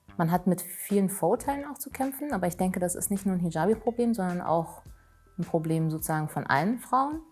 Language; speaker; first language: German; early bilingual, other home language; Turkish